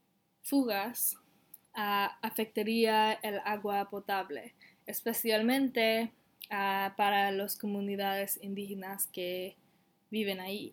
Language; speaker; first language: Spanish; non-native, learner; English